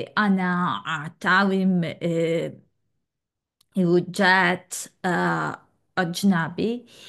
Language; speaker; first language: Arabic; non-native, learner; Serbian